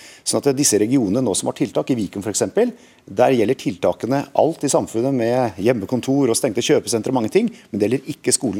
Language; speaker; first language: Norwegian; native; Norwegian